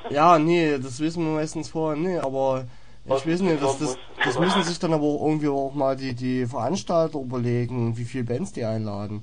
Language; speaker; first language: German; native; German